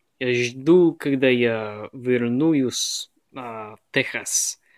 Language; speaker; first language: Russian; non-native, learner; English